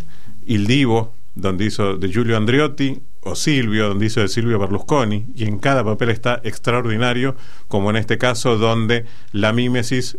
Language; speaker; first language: Spanish; native; Spanish